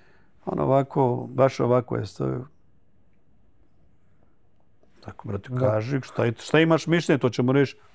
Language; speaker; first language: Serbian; early bilingual, heritage; Croatian